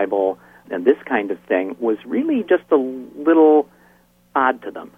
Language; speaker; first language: English; native; English